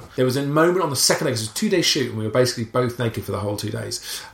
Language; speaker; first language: English; native; English